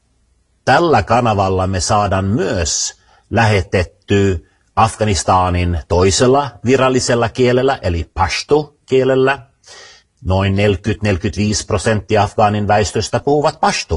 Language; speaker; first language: Finnish; early bilingual, heritage; Finnish